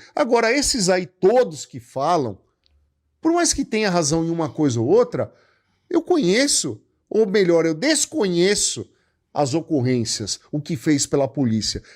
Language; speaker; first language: Portuguese; native; Portuguese